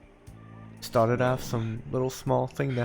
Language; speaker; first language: English; native; English